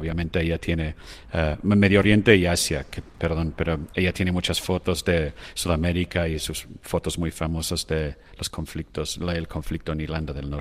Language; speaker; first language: Spanish; non-native, fluent; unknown